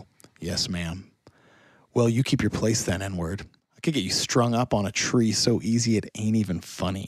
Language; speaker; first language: English; native; English